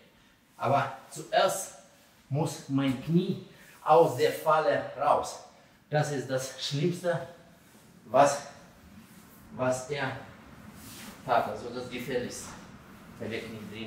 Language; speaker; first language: German; non-native, fluent; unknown